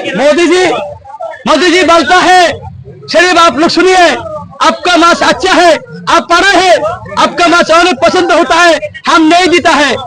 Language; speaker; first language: Hindi; non-native, learner; Bangla